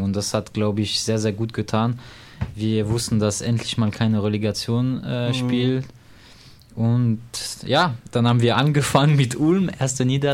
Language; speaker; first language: German; non-native, fluent; French